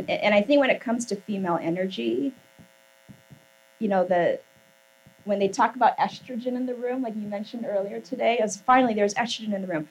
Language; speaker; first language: English; native; English